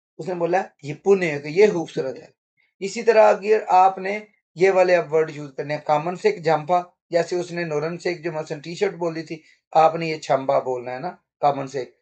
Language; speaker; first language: Urdu; non-native, local second language; Punjabi